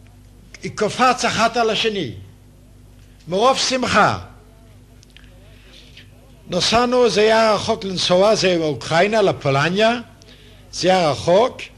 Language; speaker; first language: Hebrew; non-native, fluent; Yiddish